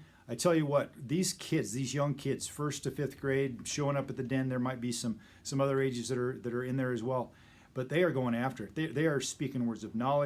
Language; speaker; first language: English; native; English